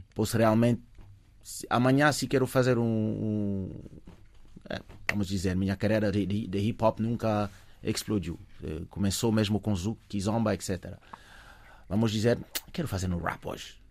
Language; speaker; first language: Portuguese; non-native, fluent; French